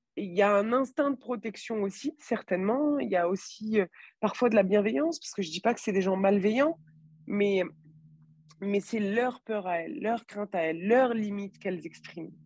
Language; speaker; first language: French; native; French